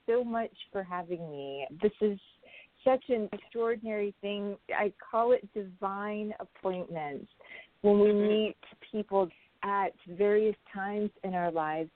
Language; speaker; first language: English; non-native, local second language; Urdu